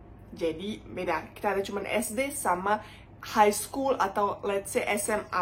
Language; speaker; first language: Indonesian; non-native, fluent; Bosnian